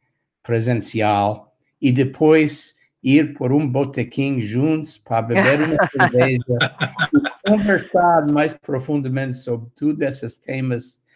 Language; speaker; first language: Portuguese; non-native, fluent; English